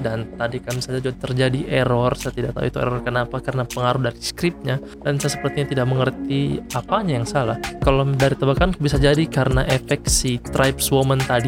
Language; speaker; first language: Indonesian; native; Indonesian